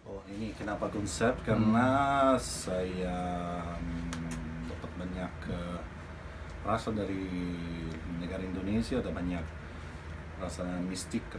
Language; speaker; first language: Indonesian; non-native, fluent; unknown